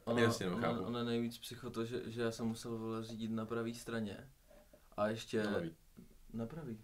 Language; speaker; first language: Czech; native; Czech